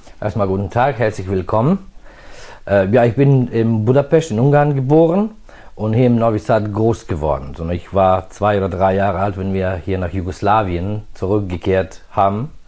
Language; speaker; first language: German; non-native, fluent; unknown